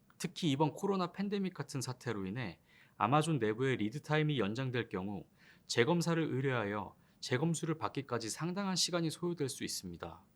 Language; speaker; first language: Korean; native; Korean